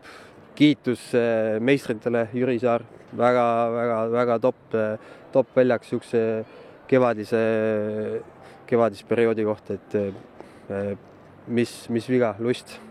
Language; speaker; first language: Estonian; native; Estonian